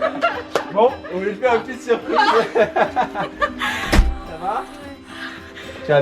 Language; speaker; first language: French; native; French